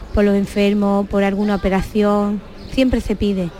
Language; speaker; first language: Spanish; native; Spanish